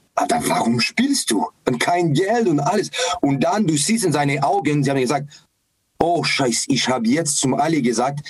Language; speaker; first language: German; non-native, fluent; English